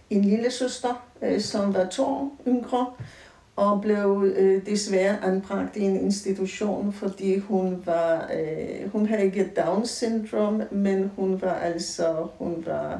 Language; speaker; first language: Danish; native; Danish